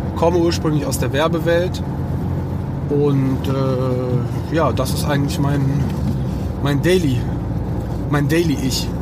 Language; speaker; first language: German; early bilingual, other home language; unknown